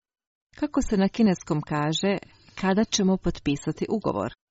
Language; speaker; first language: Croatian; non-native, fluent; Chinese